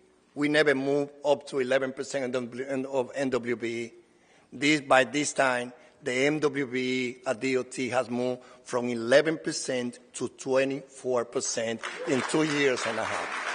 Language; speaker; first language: English; non-native, fluent; Spanish